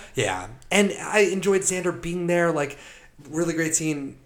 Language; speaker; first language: English; native; English